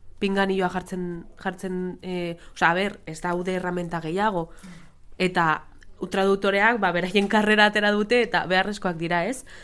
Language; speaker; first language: Basque; non-native, local second language; Spanish